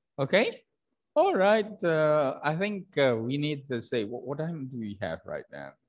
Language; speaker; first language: English; non-native, fluent; Indonesian